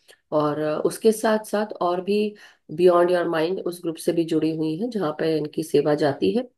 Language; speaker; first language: Hindi; native; Hindi